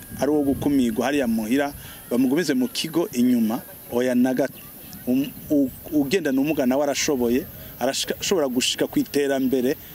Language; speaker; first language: Rundi; native; Rundi